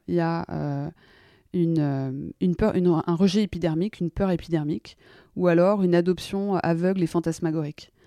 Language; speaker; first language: French; native; French